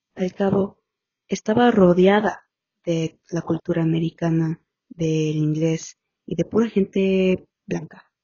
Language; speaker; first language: Spanish; early bilingual, heritage; Spanish